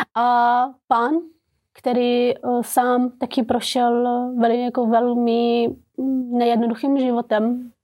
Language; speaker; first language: Czech; early bilingual, other home language; Persian